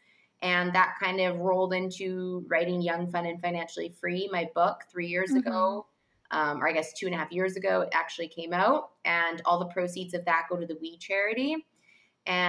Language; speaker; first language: English; native; English